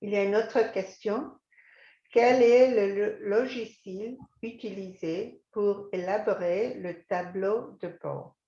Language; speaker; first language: French; non-native, fluent; English